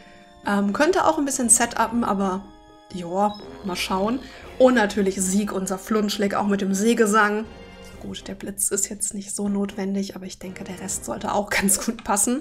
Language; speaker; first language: German; native; German